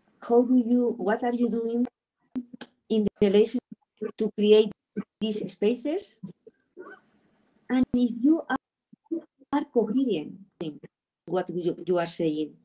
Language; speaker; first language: English; non-native, learner; Spanish